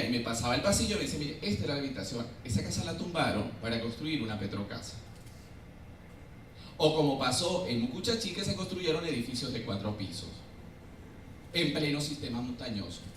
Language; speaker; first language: Spanish; native; Spanish